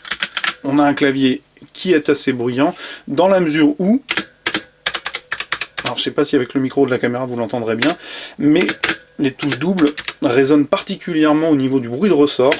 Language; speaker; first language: French; native; French